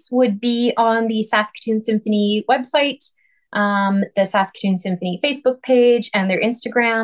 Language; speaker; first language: English; native; English